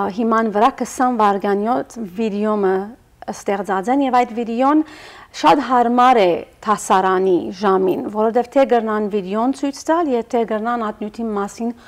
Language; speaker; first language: Armenian; early bilingual, heritage; Armenian